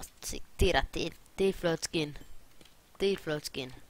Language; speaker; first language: Danish; native; Danish